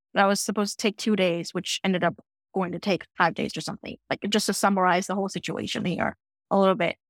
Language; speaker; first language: English; non-native, local second language; Gujarati